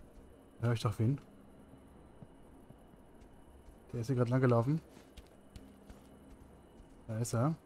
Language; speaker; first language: German; native; German